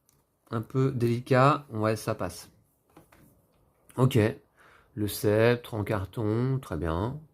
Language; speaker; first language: French; native; French